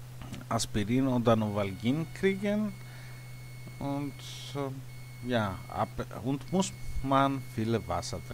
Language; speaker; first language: German; non-native, learner; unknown